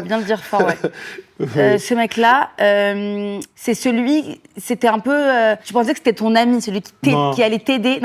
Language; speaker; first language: French; native; French